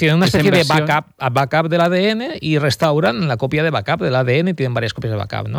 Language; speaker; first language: Spanish; native; Spanish